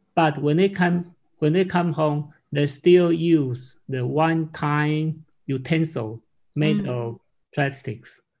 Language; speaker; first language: English; non-native, learner; Chinese